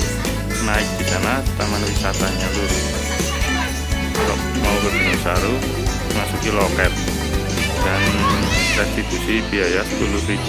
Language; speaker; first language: Indonesian; non-native, local second language; Javanese